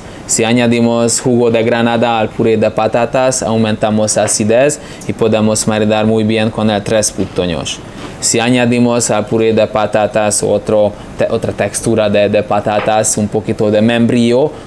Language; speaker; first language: Spanish; non-native, fluent; Hungarian